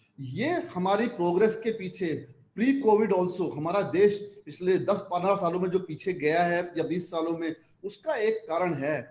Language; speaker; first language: Hindi; non-native, local second language; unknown